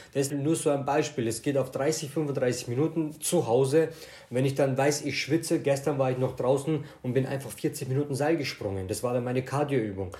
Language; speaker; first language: German; native; German